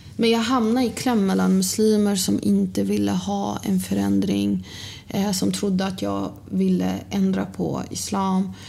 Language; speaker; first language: Swedish; early bilingual, other home language; Arabic